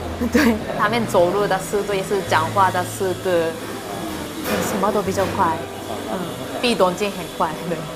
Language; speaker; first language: Chinese; non-native, learner; Japanese